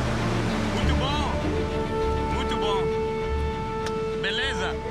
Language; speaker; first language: Portuguese; non-native, learner; French